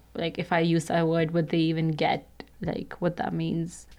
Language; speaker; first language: English; non-native, local second language; Hindi